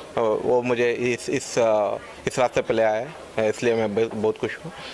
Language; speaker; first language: Hindi; non-native, local second language; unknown